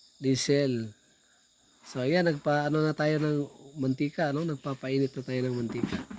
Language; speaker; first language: Filipino; non-native, local second language; Cebuano